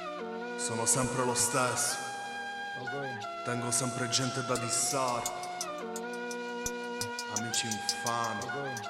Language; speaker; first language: Italian; native; Italian